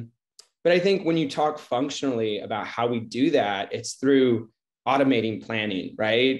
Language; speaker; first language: English; native; English